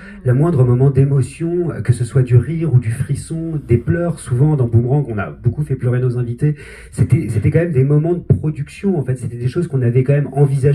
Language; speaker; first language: French; native; French